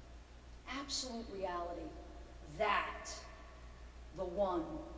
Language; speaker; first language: English; native; English